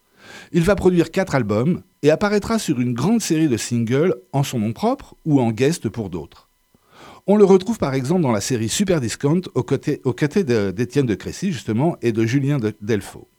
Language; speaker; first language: French; native; French